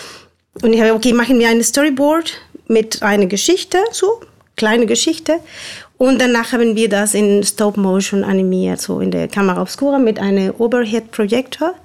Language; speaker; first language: German; non-native, fluent; Spanish